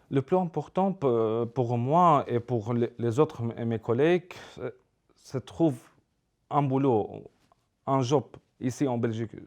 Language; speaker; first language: French; non-native, learner; Arabic